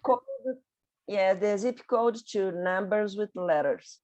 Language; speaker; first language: English; non-native, learner; Portuguese